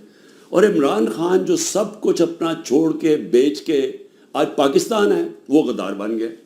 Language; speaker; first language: Urdu; native; Urdu